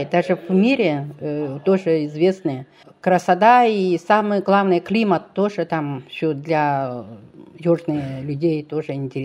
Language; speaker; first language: Russian; non-native, learner; Chinese